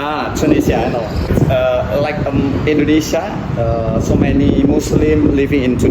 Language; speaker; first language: English; non-native, learner; Indonesian